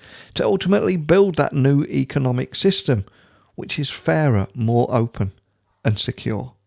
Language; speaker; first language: English; native; English